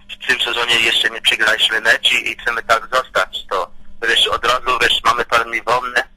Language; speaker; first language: Polish; early bilingual, heritage; Polish